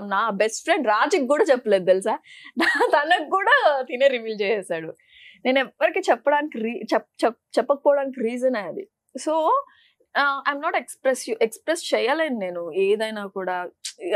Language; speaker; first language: Telugu; native; Telugu